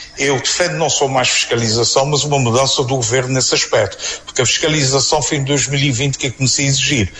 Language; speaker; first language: Portuguese; native; Portuguese